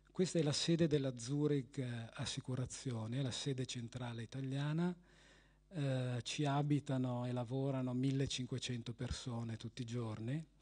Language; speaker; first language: Italian; native; Italian